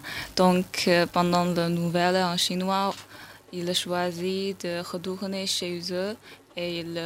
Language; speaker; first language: French; non-native, learner; Chinese